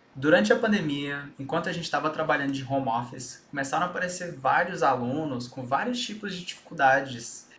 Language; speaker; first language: Portuguese; early bilingual, heritage; Portuguese